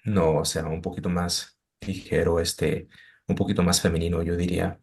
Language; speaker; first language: Spanish; early bilingual, heritage; Spanish